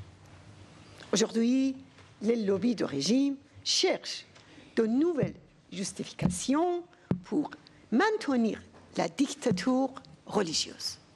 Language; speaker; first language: French; non-native, fluent; Persian